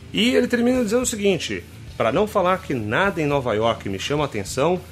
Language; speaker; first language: Portuguese; native; Portuguese